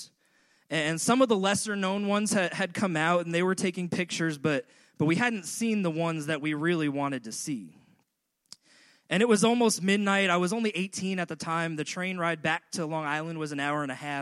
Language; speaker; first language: English; native; English